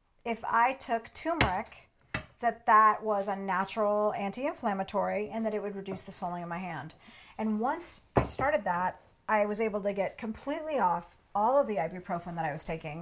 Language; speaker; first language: English; native; English